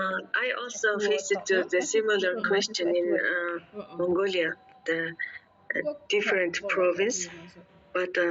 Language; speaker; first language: English; non-native, learner; Mongolian